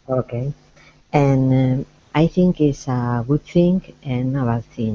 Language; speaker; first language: English; non-native, learner; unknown